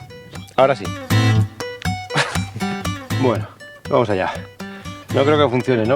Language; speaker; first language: Spanish; native; Spanish